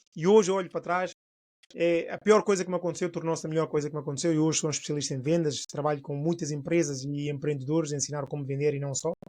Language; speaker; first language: Portuguese; non-native, local second language; Upper Guinea Crioulo